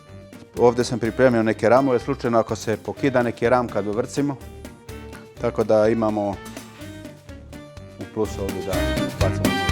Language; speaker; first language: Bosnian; early bilingual, heritage; Serbian